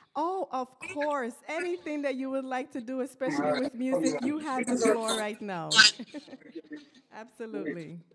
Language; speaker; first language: English; native; English